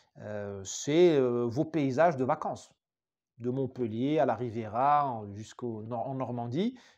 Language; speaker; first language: French; non-native, local second language; Arabic